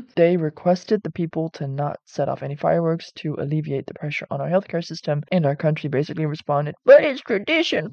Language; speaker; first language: English; non-native, fluent; Dutch